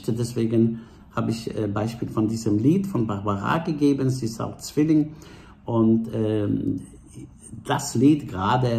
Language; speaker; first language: German; non-native, fluent; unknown